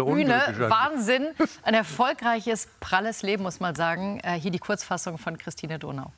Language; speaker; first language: German; native; German